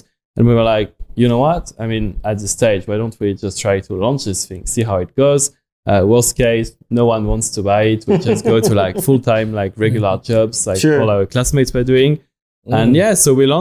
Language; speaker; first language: English; non-native, fluent; French